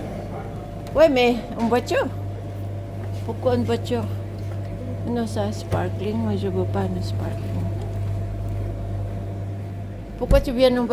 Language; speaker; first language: French; non-native, learner; Filipino